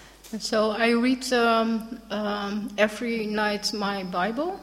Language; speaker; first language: English; non-native, learner; Dutch